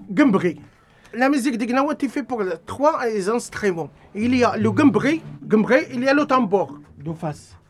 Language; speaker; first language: French; non-native, learner; Arabic